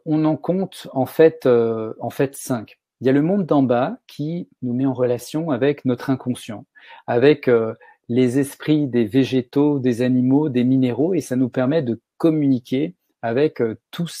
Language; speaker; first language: French; native; French